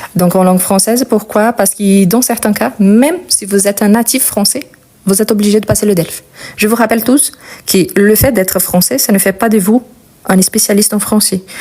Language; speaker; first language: French; non-native, fluent; Portuguese